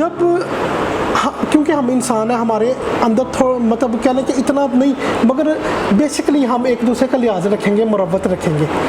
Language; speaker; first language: Urdu; non-native, local second language; Punjabi